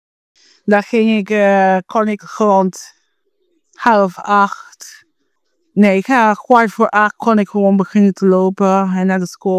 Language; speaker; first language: Dutch; non-native, fluent; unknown